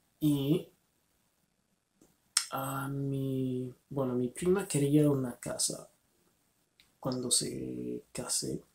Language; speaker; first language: Spanish; non-native, learner; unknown